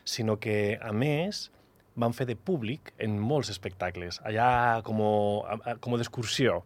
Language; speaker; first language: Catalan; non-native, local second language; Spanish